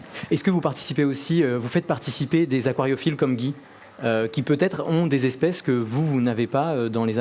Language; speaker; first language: French; native; French